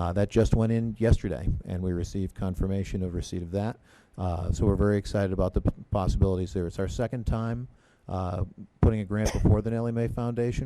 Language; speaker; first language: English; native; English